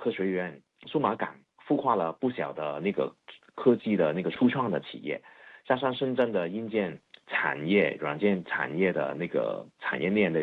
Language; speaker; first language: Chinese; non-native, fluent; Cantonese